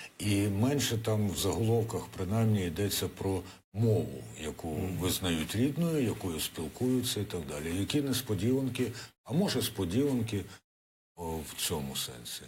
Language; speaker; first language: Ukrainian; non-native, local second language; Russian